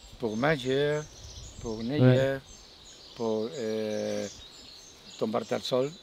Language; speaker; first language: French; non-native, learner; Spanish